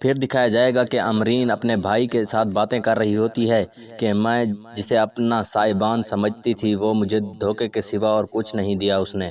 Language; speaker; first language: Urdu; native; Urdu